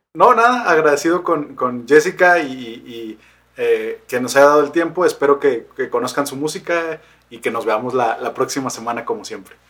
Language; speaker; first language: Spanish; native; Spanish